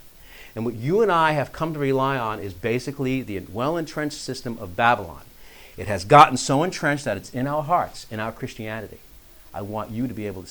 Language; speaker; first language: English; native; English